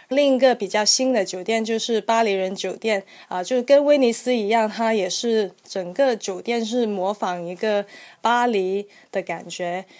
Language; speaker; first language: Chinese; non-native, local second language; Cantonese